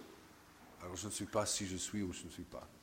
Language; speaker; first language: French; non-native, fluent; English